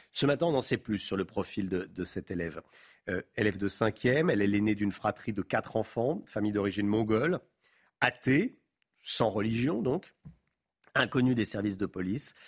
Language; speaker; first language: French; native; French